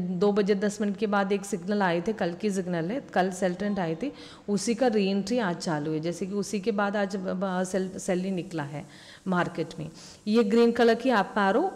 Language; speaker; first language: Hindi; non-native, local second language; Malayalam